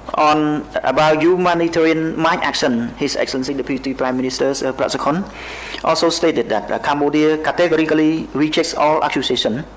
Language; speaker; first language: English; non-native, fluent; Khmer